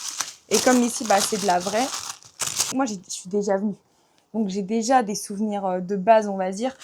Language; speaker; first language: French; native; French